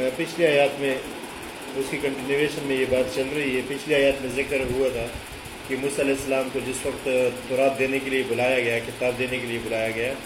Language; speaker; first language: Urdu; native; Urdu